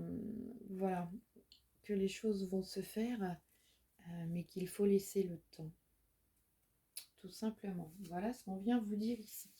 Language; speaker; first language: French; native; French